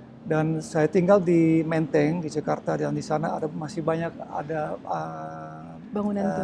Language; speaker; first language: Indonesian; early bilingual, heritage; Dutch